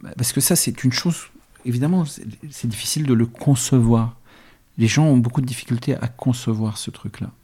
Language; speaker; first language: French; early bilingual, other home language; Arabic